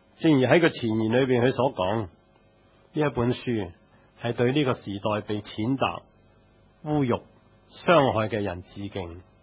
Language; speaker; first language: Chinese; non-native, local second language; Cantonese